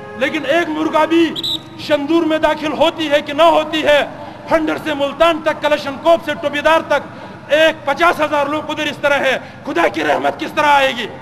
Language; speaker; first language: Urdu; non-native, local second language; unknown